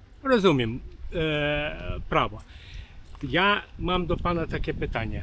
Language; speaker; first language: Polish; non-native, learner; Ukrainian